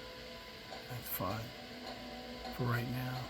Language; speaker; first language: English; native; English